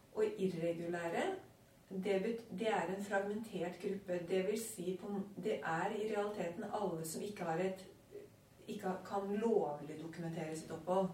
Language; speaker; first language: Norwegian; native; Norwegian